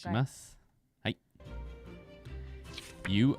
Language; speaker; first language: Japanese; non-native, fluent; English